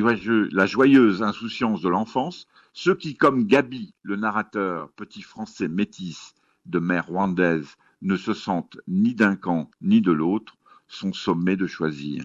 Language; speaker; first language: French; native; French